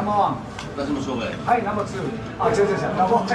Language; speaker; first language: Japanese; native; Japanese